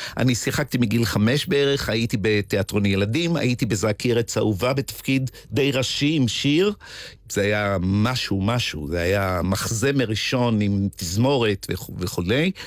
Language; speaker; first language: Hebrew; native; Hebrew